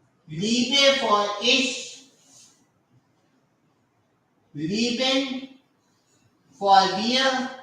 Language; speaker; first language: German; non-native, learner; Hindi